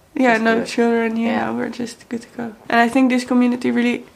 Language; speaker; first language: English; non-native, fluent; Dutch